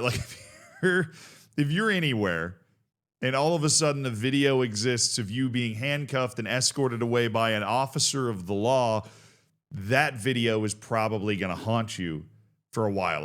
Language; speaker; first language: English; native; English